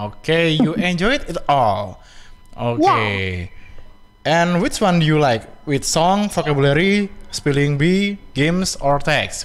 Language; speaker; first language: English; non-native, fluent; Indonesian